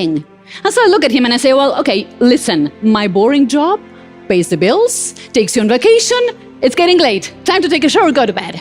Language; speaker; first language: English; non-native, fluent; Spanish